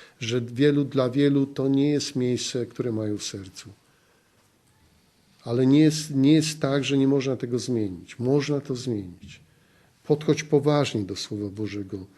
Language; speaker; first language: Polish; native; Polish